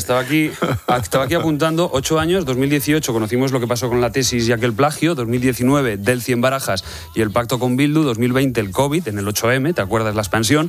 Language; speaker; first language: Spanish; native; Spanish